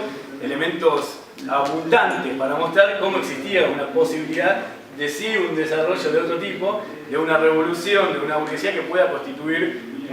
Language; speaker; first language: Spanish; native; Spanish